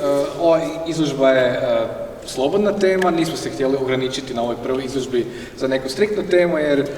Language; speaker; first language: Croatian; native; Croatian